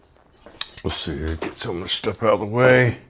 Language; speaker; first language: English; native; English